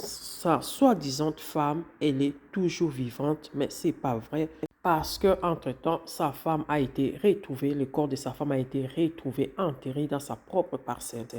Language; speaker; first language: French; non-native, local second language; Lingala